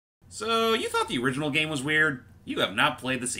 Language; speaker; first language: English; native; English